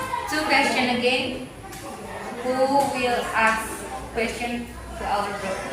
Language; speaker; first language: English; non-native, learner; Indonesian